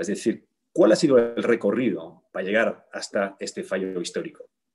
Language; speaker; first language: Spanish; native; Spanish